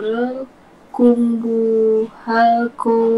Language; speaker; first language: Korean; non-native, learner; Indonesian